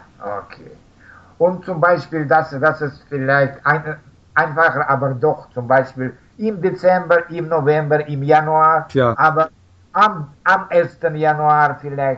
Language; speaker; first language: German; non-native, learner; Russian